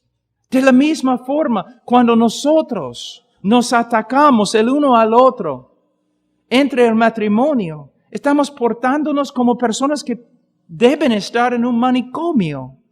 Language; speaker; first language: Spanish; non-native, fluent; English